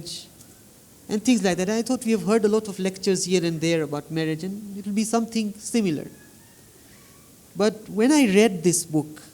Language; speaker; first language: English; non-native, fluent; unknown